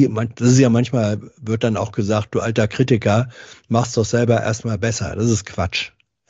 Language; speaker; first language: German; native; German